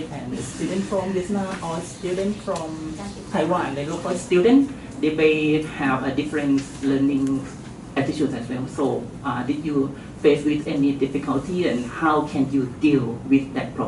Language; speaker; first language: English; non-native, fluent; Thai